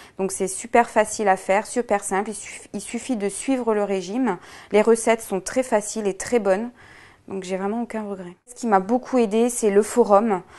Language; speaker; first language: French; native; French